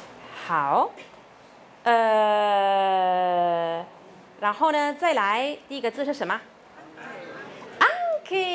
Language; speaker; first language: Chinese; non-native, fluent; Italian